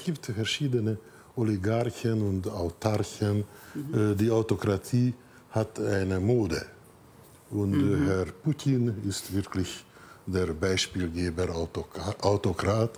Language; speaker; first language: German; non-native, fluent; Hungarian